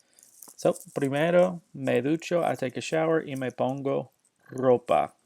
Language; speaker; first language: Spanish; non-native, fluent; English